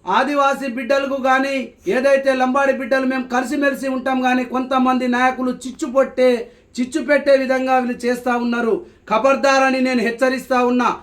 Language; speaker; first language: Telugu; non-native, local second language; Lambadi